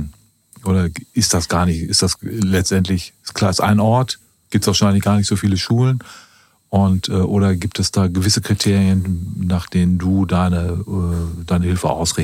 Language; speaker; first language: German; native; German